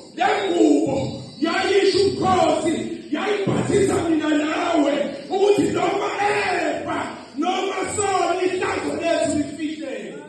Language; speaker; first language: Zulu; native; Zulu